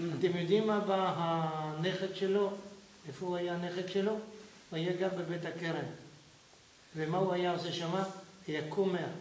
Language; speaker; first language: Hebrew; non-native, fluent; French